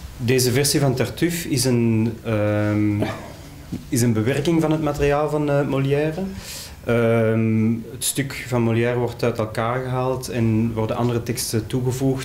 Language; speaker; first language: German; non-native, learner; Dutch